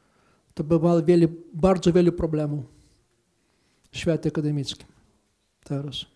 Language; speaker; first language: Polish; non-native, fluent; Ukrainian